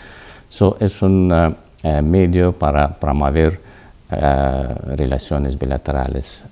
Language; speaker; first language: Spanish; non-native, learner; Azerbaijani